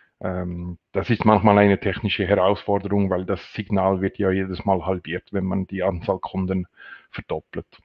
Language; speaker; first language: German; non-native, local second language; French